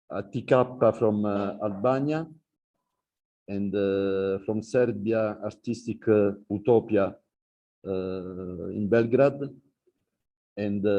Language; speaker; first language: English; non-native, learner; Italian